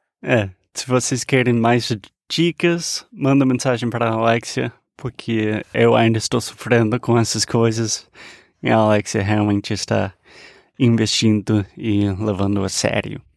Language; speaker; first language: Portuguese; non-native, fluent; English